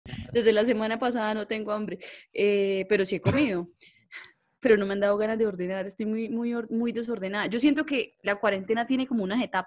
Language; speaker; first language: Spanish; native; Spanish